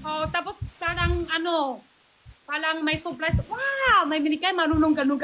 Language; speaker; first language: Filipino; non-native, learner; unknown